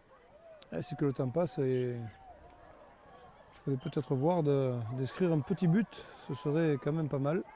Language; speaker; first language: French; native; French